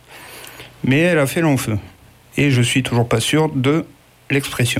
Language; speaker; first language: French; native; French